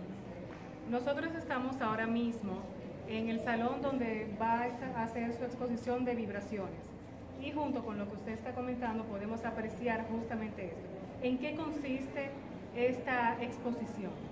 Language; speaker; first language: Spanish; native; Spanish